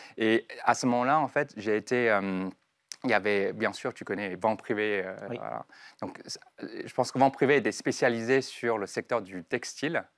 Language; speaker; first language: French; non-native, fluent; Chinese